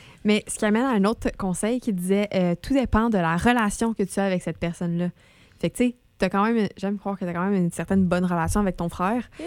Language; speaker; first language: French; native; French